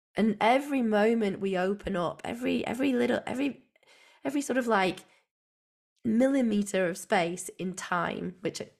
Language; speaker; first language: English; native; English